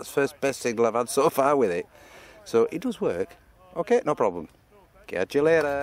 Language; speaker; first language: English; native; English